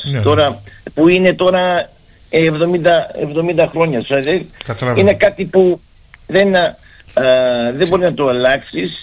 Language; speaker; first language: Greek; early bilingual, heritage; Greek